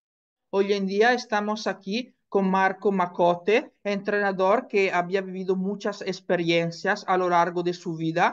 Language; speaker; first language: Spanish; non-native, learner; Italian